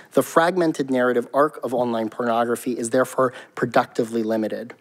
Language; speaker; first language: English; native; English